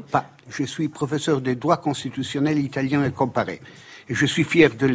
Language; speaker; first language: French; non-native, fluent; Italian